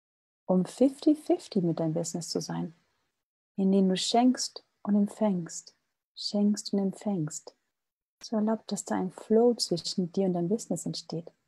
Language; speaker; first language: German; native; German